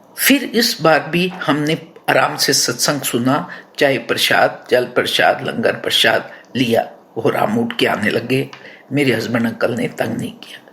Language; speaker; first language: Hindi; non-native, local second language; Punjabi